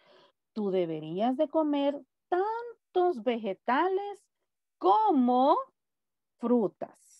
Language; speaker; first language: Spanish; native; Spanish